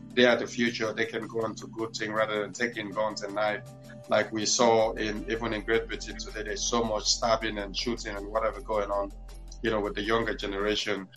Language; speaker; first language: English; non-native, local second language; Krio